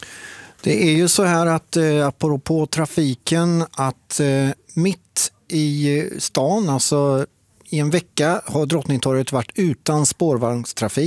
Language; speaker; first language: Swedish; native; Swedish